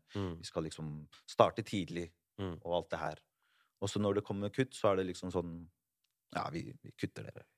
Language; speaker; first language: Norwegian; early bilingual, other home language; Spanish